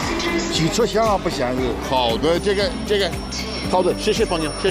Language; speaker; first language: Chinese; non-native, learner; English